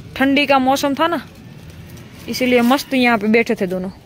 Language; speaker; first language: Hindi; non-native, local second language; Gujarati